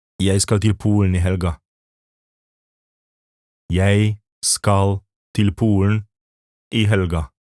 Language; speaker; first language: Norwegian; non-native, fluent; Polish